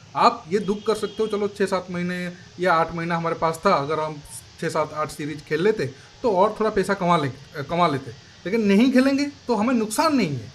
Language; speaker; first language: Hindi; native; Hindi